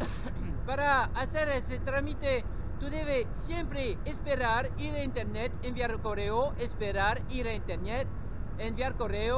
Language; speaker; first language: Spanish; non-native, learner; French